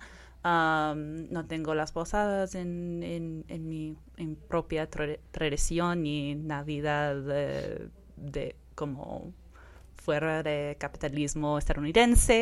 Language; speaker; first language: Spanish; non-native, fluent; English